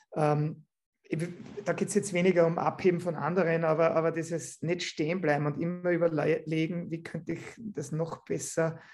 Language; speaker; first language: German; native; German